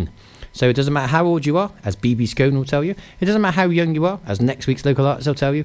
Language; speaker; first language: English; native; English